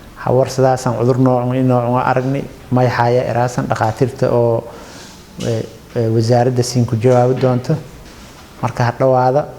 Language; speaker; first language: Somali; non-native, local second language; Maay